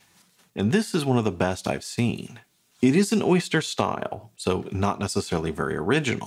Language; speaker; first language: English; native; English